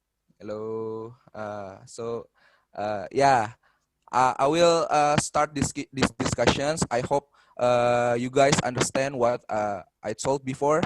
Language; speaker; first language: English; non-native, fluent; Indonesian